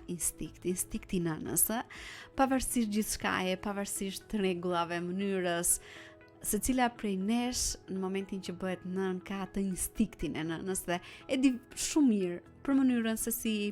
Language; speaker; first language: Albanian; native; Albanian